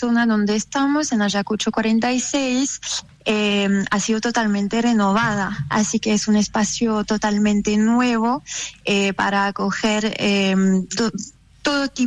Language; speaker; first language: Spanish; non-native, fluent; French